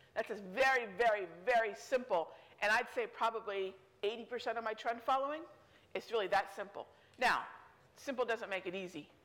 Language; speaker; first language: English; native; English